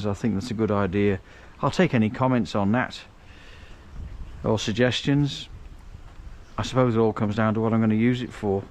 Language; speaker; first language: English; native; English